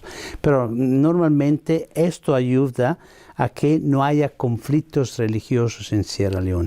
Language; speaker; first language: Spanish; non-native, fluent; Italian